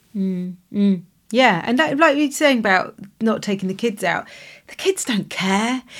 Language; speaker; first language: English; native; English